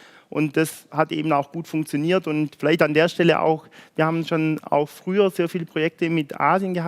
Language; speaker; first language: German; native; German